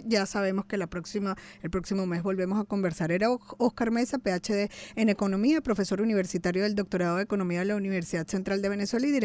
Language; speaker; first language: Spanish; native; Spanish